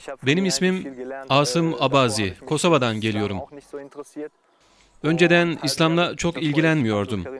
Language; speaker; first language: Turkish; non-native, fluent; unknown